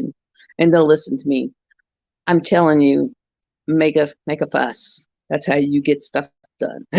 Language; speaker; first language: English; native; English